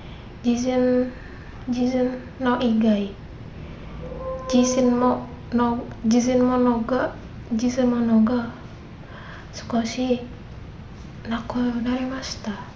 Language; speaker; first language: Japanese; non-native, learner; Indonesian